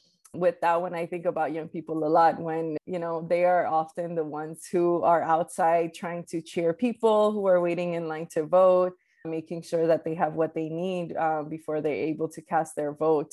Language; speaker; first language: English; early bilingual, other home language; Spanish